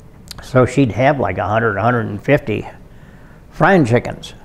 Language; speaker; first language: English; native; English